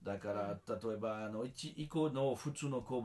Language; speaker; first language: Japanese; non-native, learner; French